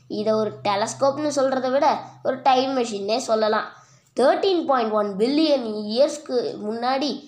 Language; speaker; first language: Tamil; native; Tamil